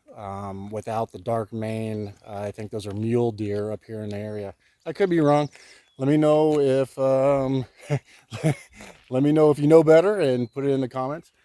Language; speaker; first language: English; native; English